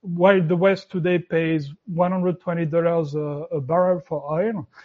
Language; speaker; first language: English; non-native, fluent; French